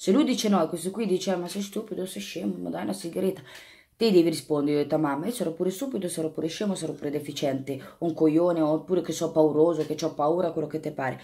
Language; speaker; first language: Italian; native; Italian